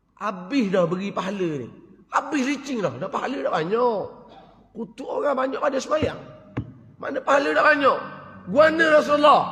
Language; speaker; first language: Malay; native; Malay